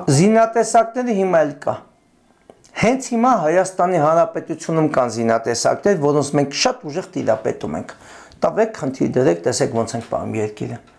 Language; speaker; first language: Armenian; native; Armenian